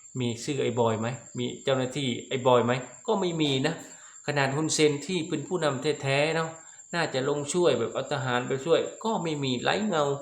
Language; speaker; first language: Thai; non-native, local second language; Lao